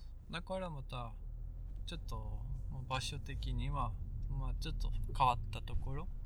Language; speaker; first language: Japanese; non-native, fluent; Dutch